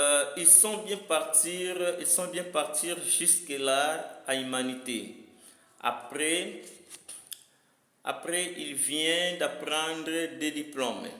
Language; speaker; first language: French; non-native, learner; Lingala